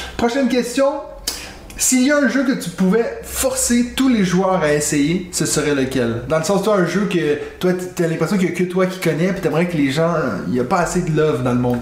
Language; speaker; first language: French; native; French